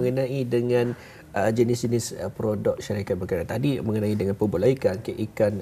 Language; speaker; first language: Malay; native; Malay